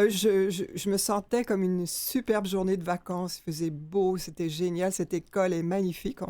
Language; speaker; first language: French; native; French